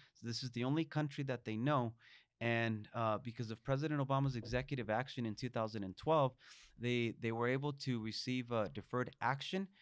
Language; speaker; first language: English; early bilingual, other home language; Spanish